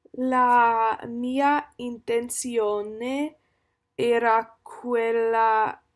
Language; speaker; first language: Italian; non-native, learner; English